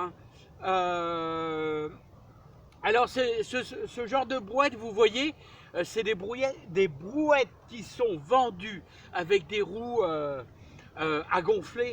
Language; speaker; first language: French; native; French